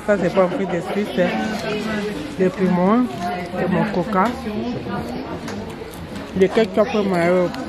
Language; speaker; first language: French; non-native, local second language; Lingala